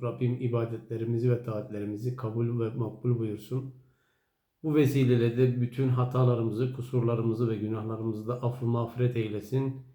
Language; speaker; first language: Turkish; native; Turkish